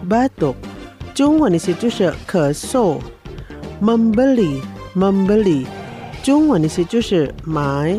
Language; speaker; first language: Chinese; non-native, learner; Indonesian